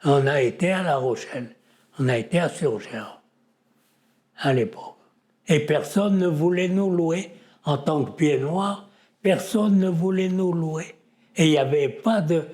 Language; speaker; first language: French; native; French